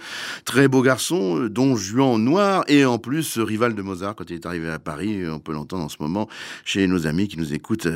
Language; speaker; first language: French; native; French